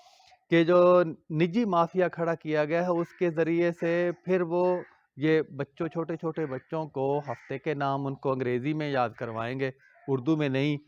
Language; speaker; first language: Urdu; non-native, local second language; Punjabi